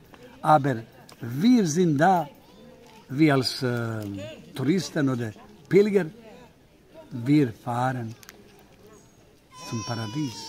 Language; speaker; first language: German; non-native, fluent; Croatian